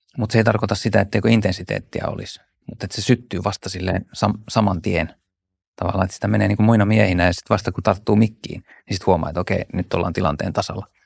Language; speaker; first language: Finnish; native; Finnish